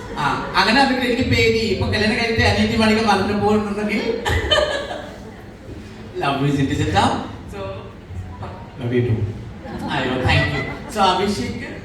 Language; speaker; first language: Malayalam; non-native, local second language; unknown